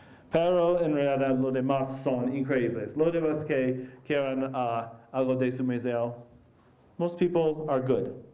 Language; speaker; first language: Spanish; non-native, learner; English